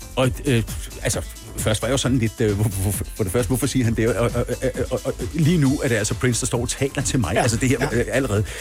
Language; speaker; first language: Danish; native; Danish